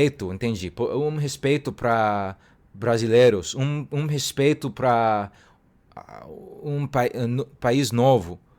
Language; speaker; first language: Portuguese; non-native, learner; Cantonese